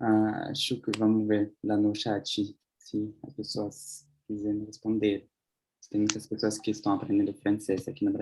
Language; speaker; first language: Portuguese; non-native, fluent; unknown